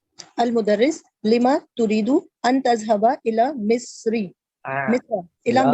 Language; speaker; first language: Arabic; non-native, learner; Urdu